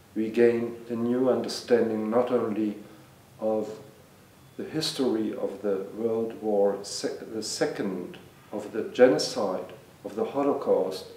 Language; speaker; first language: English; non-native, fluent; German